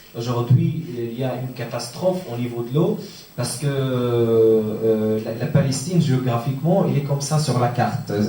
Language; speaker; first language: French; non-native, fluent; Arabic